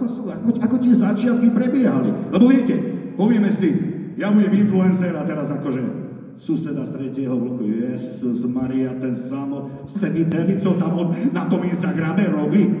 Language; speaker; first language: Slovak; native; Slovak